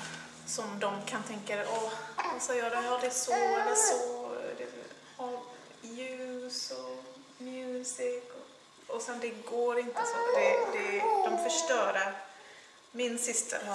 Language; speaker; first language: Swedish; non-native, fluent; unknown